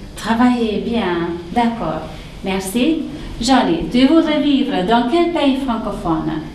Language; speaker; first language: French; non-native, fluent; Hungarian